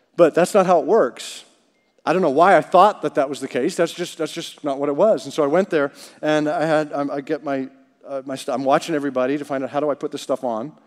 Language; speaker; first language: English; native; English